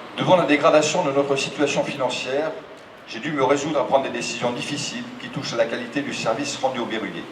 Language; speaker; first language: French; native; French